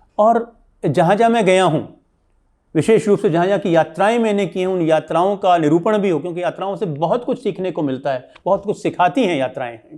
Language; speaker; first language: Hindi; native; Hindi